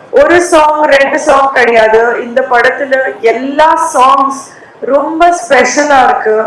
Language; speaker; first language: Tamil; non-native, learner; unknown